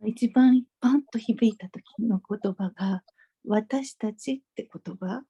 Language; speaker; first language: Japanese; native; Japanese